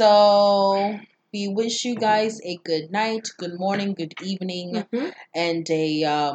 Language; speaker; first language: English; non-native, local second language; Swahili